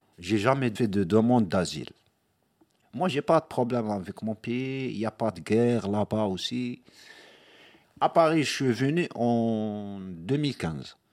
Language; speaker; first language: French; non-native, local second language; Arabic